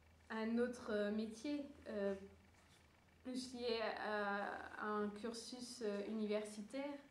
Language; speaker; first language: French; early bilingual, other home language; Dutch